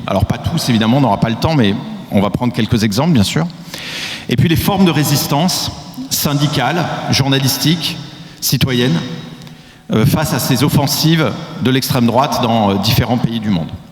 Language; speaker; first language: French; native; French